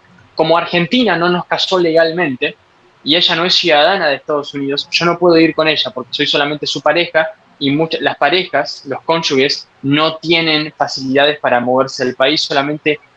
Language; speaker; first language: Spanish; native; Spanish